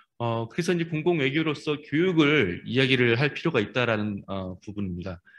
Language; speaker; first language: Korean; native; Korean